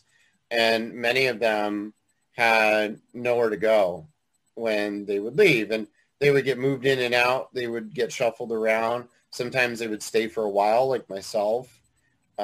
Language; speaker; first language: English; native; English